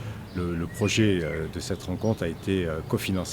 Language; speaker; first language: French; native; French